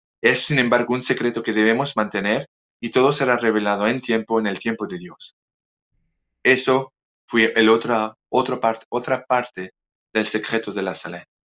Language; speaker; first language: Spanish; non-native, fluent; French